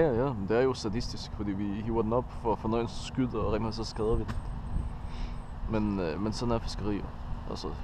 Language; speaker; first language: Danish; native; Danish